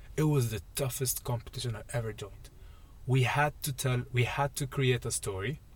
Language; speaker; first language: English; non-native, fluent; Arabic